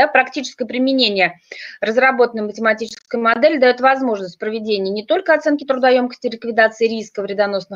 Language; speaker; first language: Russian; native; Russian